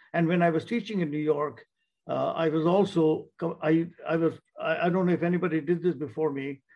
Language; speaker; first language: English; non-native, local second language; Bangla